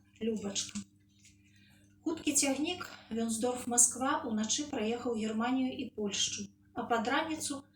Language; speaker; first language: Belarusian; native; Belarusian